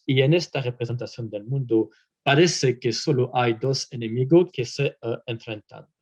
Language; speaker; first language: Spanish; non-native, fluent; French